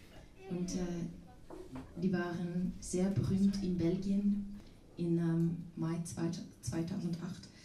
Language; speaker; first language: German; non-native, learner; Dutch